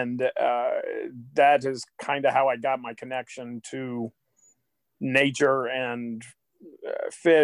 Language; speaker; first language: English; native; English